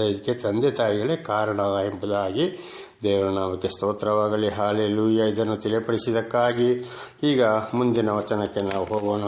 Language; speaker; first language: Kannada; native; Kannada